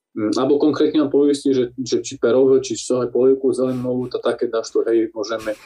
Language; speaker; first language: Slovak; non-native, local second language; Rusyn